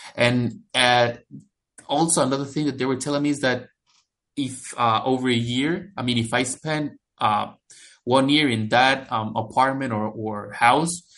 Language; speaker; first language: English; non-native, fluent; Spanish